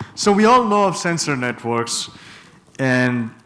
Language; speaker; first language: English; non-native, local second language; Bangla